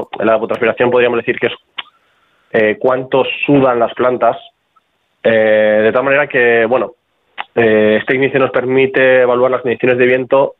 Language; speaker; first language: Spanish; native; Spanish